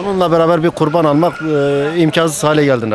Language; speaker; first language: Turkish; native; Turkish